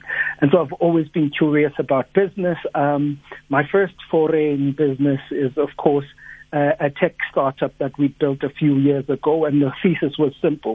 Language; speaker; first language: English; non-native, local second language; Xhosa